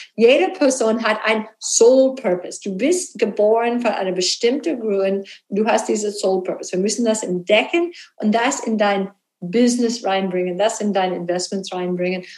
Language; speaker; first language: German; non-native, learner; English